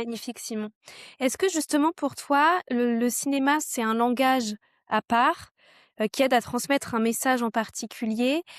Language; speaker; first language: French; native; French